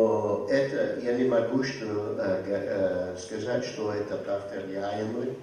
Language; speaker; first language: Russian; non-native, fluent; English